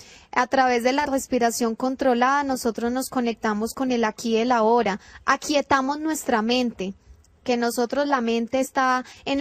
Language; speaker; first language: Spanish; native; Spanish